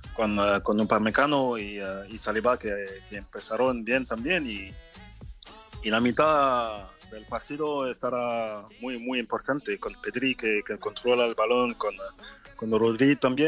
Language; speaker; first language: Spanish; non-native, fluent; French